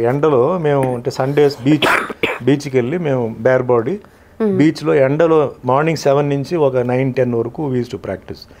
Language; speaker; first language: Telugu; non-native, fluent; Tulu